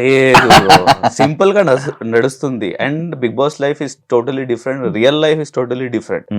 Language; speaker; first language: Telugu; non-native, learner; Hindi